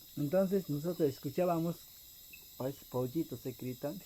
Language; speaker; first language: Spanish; non-native, local second language; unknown